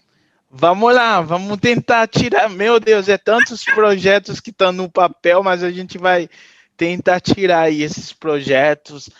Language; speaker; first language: Portuguese; non-native, fluent; Haitian Creole